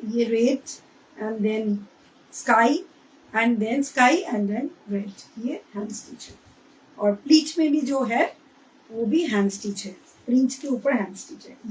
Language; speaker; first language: Hindi; non-native, local second language; Bangla